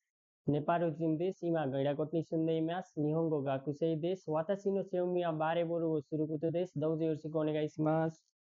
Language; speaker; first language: Japanese; non-native, learner; Nepali